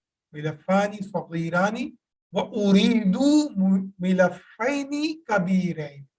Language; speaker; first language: Arabic; non-native, fluent; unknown